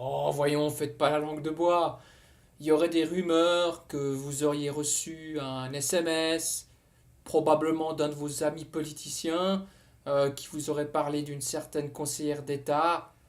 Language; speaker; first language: French; native; French